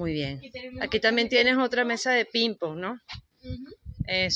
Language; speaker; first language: Spanish; native; Spanish